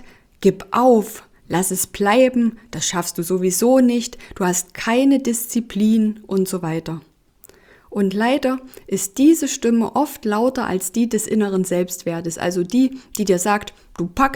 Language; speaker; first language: German; native; German